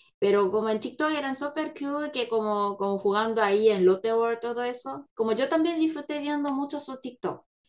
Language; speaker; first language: Spanish; non-native, fluent; Korean